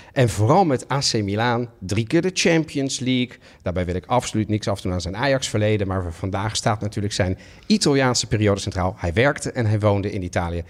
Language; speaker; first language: Dutch; early bilingual, other home language; Italian